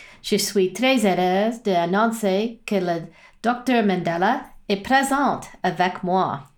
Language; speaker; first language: French; non-native, learner; English